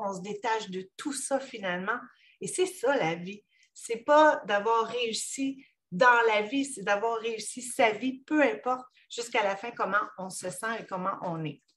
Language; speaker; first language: French; native; French